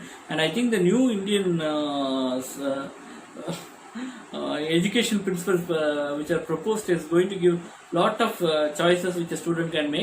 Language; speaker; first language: English; non-native, local second language; Tamil